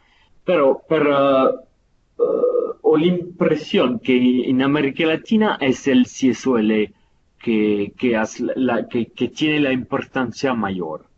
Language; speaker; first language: Spanish; non-native, fluent; Italian